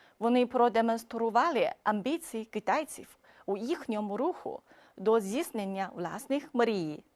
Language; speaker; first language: Ukrainian; non-native, fluent; Chinese